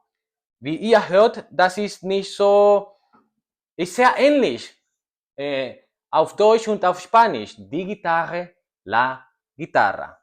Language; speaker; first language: German; non-native, learner; Spanish